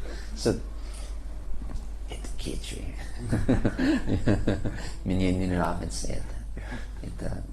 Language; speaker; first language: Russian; non-native, learner; English